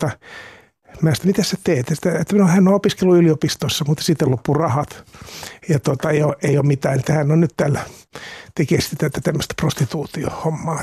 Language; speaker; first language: Finnish; native; Finnish